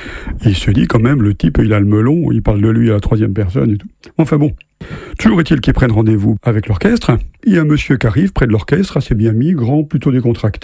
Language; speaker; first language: French; native; French